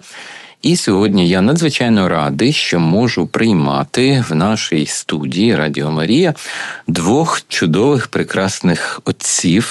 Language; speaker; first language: Ukrainian; native; Ukrainian